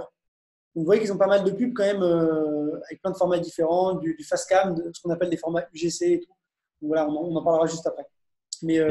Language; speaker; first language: French; native; French